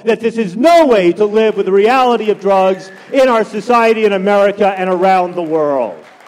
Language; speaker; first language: English; native; English